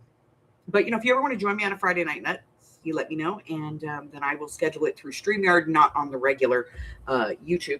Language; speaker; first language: English; native; English